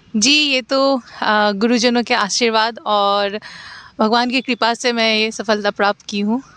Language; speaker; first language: Hindi; non-native, local second language; Assamese